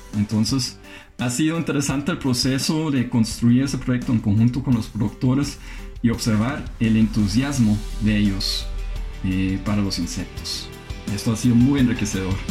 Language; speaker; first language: Spanish; non-native, fluent; German